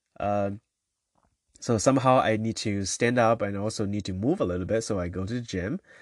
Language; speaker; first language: English; non-native, fluent; Chinese